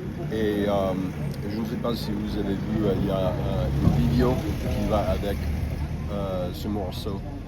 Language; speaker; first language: French; non-native, fluent; English